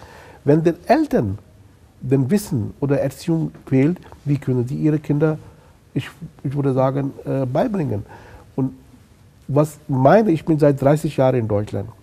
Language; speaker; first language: German; non-native, fluent; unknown